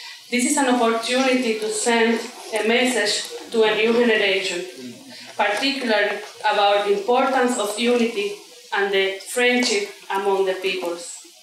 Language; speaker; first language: English; non-native, fluent; Spanish